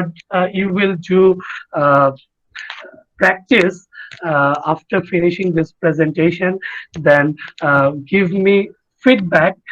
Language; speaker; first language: English; non-native, fluent; Bangla